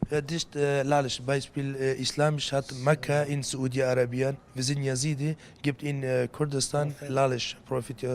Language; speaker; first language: German; non-native, learner; Kurdish